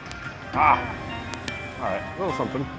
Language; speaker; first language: English; native; English